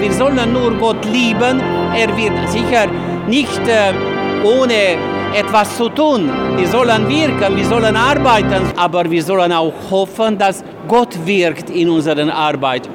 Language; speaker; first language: German; non-native, fluent; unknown